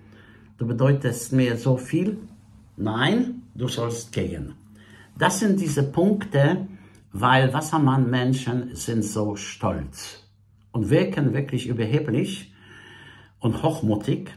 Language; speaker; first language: German; non-native, fluent; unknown